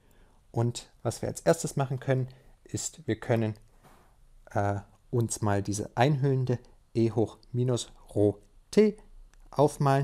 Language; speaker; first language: German; native; German